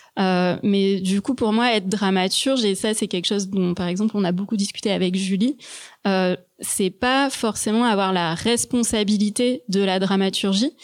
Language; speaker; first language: French; native; French